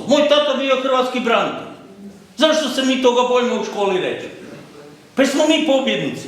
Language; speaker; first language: Croatian; native; Croatian